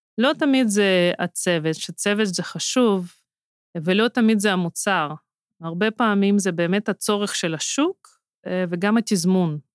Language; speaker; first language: Hebrew; non-native, fluent; Russian